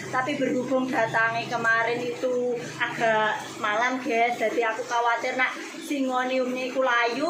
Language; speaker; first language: Indonesian; non-native, local second language; Javanese